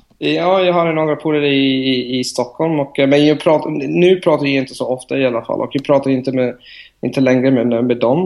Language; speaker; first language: Swedish; non-native, fluent; Italian